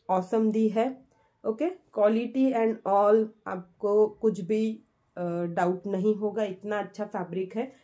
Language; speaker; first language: Hindi; non-native, local second language; Marathi